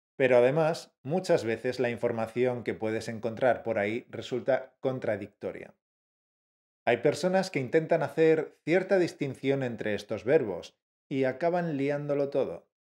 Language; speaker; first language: Spanish; native; Spanish